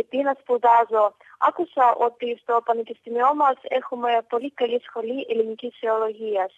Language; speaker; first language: Greek; non-native, fluent; Ukrainian